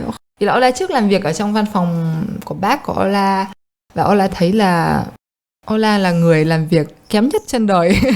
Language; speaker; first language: Vietnamese; early bilingual, heritage; Polish